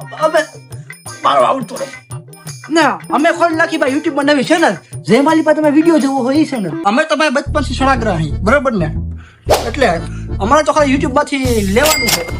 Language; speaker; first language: Gujarati; native; Gujarati